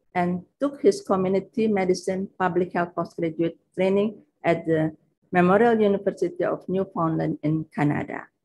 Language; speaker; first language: English; non-native, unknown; Indonesian